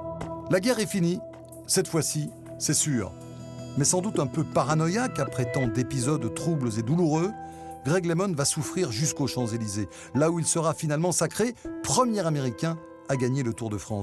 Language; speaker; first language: French; native; French